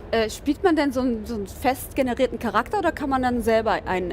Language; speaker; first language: German; native; German